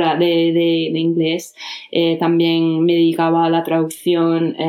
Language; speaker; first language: Spanish; non-native, fluent; English